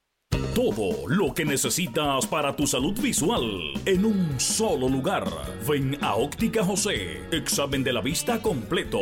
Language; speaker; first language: Spanish; native; Spanish